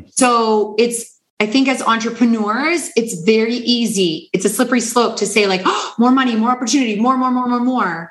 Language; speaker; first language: English; native; English